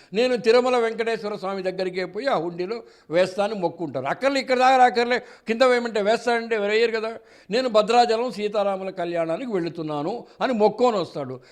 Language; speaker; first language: Telugu; native; Telugu